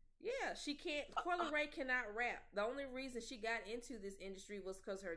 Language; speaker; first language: English; native; English